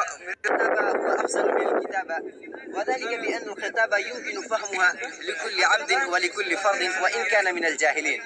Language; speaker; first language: Arabic; non-native, learner; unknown